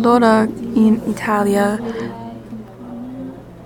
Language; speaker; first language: Italian; non-native, learner; English